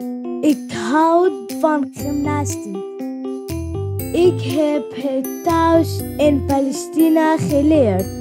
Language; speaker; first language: Dutch; non-native, learner; Arabic